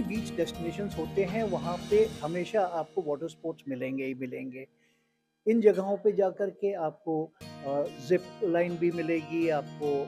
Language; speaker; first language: Hindi; native; Hindi